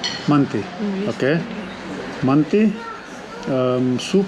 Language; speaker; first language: Russian; non-native, learner; Urdu